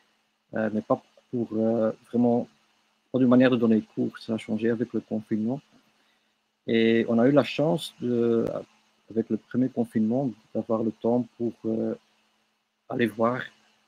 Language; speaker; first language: French; non-native, local second language; Dutch